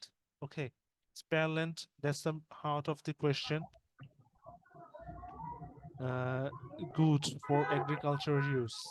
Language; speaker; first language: English; non-native, fluent; Bangla